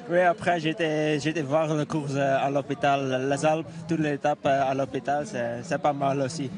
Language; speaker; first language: French; non-native, learner; Dutch